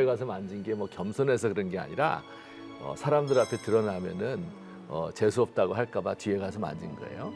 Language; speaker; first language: Korean; native; Korean